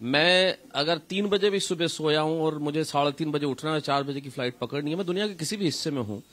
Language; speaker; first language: Hindi; native; Hindi